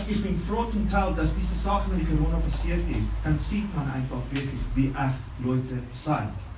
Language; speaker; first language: German; non-native, fluent; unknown